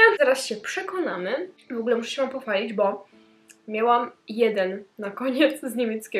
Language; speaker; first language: Polish; native; Polish